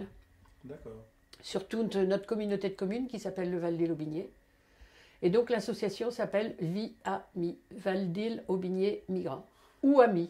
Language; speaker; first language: French; native; French